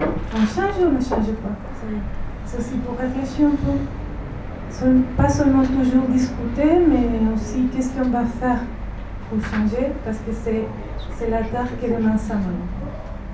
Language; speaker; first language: French; non-native, fluent; Spanish